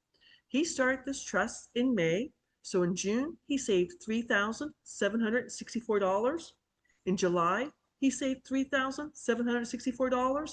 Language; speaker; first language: English; native; English